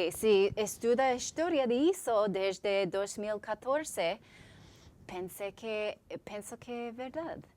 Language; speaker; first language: Portuguese; non-native, learner; English